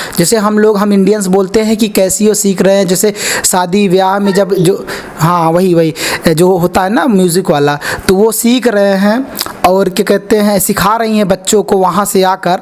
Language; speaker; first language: Hindi; native; Hindi